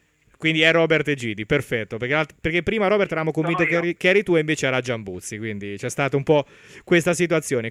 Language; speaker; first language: Italian; native; Italian